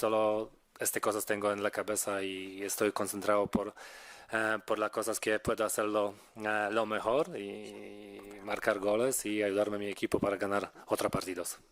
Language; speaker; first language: Spanish; non-native, fluent; Polish